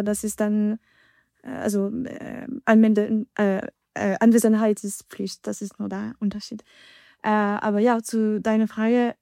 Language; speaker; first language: German; non-native, fluent; French